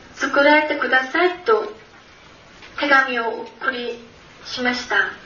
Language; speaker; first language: Japanese; non-native, fluent; Korean